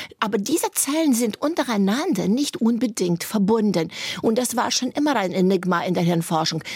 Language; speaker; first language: German; native; German